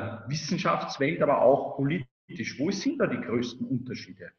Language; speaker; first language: German; native; German